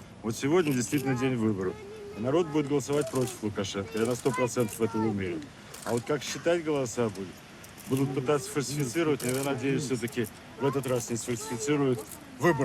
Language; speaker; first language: Russian; native; Russian